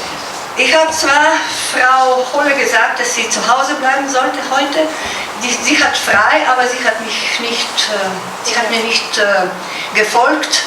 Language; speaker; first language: German; non-native, fluent; Slovenian